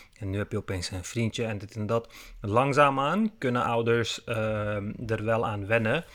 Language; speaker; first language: Dutch; early bilingual, other home language; Turkish